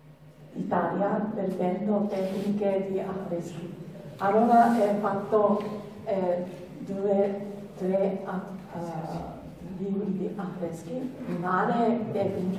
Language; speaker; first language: Italian; non-native, learner; Japanese